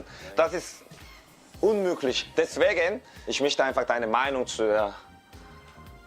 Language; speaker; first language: German; non-native, learner; Korean